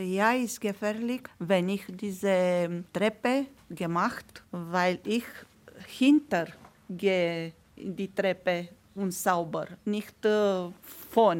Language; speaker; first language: German; non-native, learner; Romanian